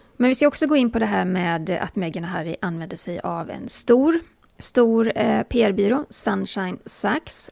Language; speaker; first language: Swedish; native; Swedish